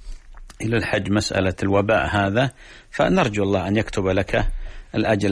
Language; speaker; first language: Arabic; native; Arabic